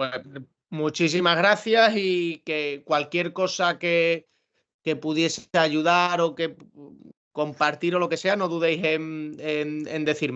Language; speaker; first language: Spanish; native; Spanish